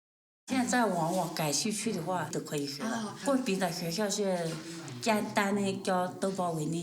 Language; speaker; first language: Chinese; non-native, local second language; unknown